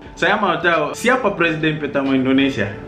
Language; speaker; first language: Indonesian; non-native, fluent; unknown